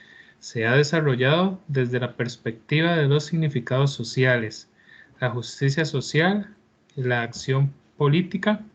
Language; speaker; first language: Spanish; native; Spanish